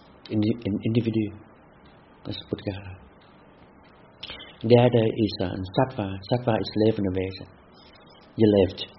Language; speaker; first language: Dutch; non-native, fluent; Vietnamese